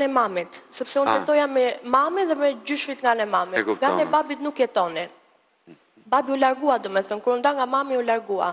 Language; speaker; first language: Albanian; early bilingual, heritage; Albanian